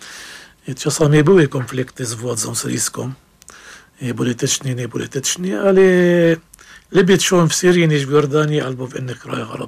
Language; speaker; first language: Polish; non-native, fluent; Arabic